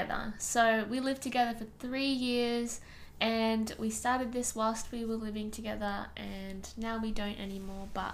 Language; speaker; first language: English; non-native, local second language; Tamil